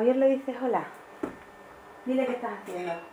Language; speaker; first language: Spanish; native; Spanish